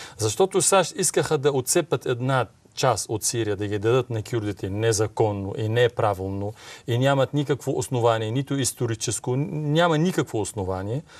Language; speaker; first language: Bulgarian; non-native, fluent; Arabic